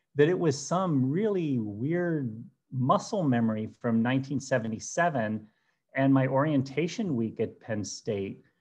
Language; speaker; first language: English; native; English